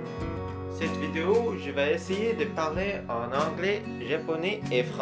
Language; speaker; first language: French; non-native, fluent; English